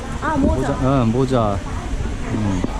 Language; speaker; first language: Korean; non-native, learner; Vietnamese